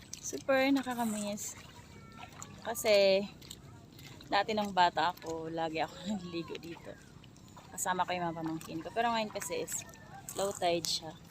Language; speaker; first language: Filipino; non-native, local second language; Waray